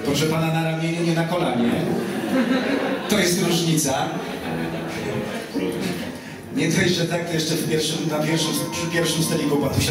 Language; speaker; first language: Polish; native; Polish